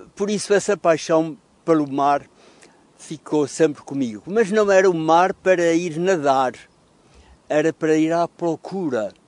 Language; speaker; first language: Portuguese; native; Portuguese